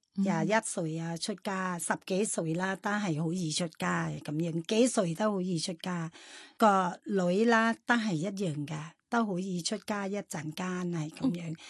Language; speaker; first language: Cantonese; non-native, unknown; Thai